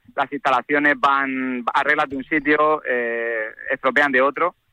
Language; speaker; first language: Spanish; native; Spanish